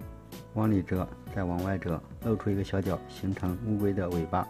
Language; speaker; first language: Chinese; native; Chinese